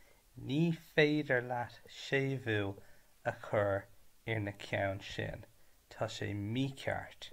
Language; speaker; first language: Irish; non-native, learner; English